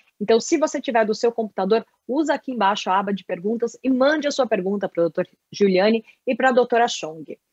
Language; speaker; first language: Portuguese; native; Portuguese